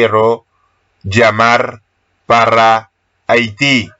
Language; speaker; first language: Spanish; non-native, learner; Haitian Creole